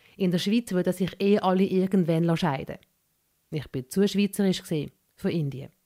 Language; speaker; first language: German; early bilingual, other home language; Malayalam